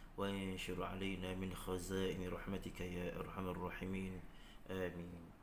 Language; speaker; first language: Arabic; non-native, fluent; Malay